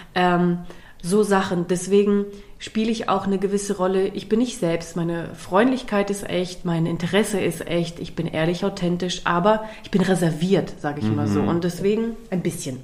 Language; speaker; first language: German; early bilingual, other home language; Russian